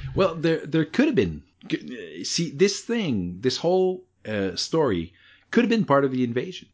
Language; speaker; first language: English; native; English